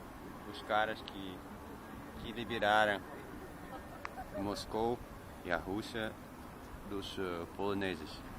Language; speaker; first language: Portuguese; non-native, fluent; Russian